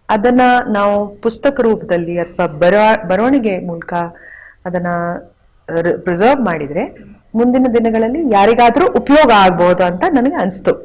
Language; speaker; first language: Kannada; non-native, local second language; Hindi